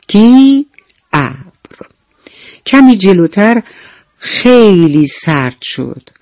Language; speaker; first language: Persian; native; Persian